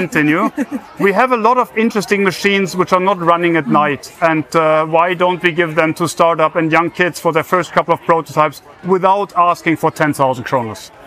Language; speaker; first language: English; non-native, fluent; German